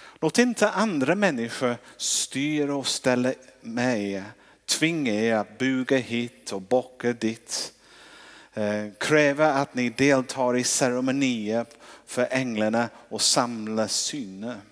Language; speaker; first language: Swedish; non-native, fluent; English